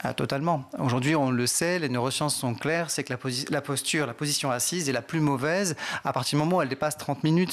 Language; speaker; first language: French; native; French